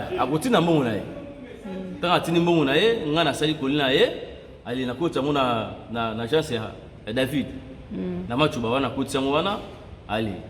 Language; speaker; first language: Lingala; non-native, local second language; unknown